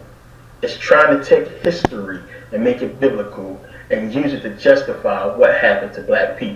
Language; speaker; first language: English; native; English